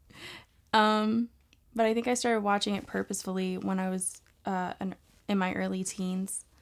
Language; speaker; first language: English; native; English